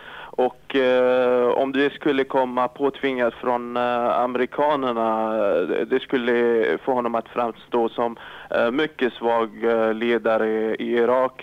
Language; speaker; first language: Swedish; non-native, fluent; Arabic